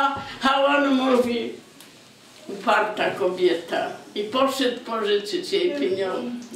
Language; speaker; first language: Polish; non-native, local second language; Kashubian